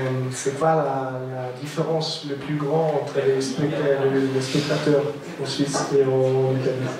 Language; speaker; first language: French; non-native, local second language; German